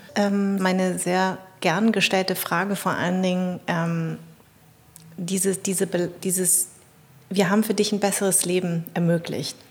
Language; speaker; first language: German; early bilingual, other home language; Vietnamese